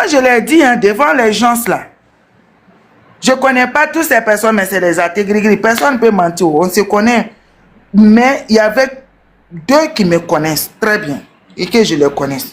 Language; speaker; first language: French; non-native, local second language; Bambara